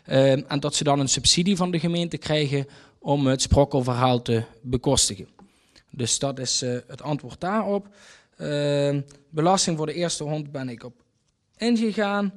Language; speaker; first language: Dutch; native; Dutch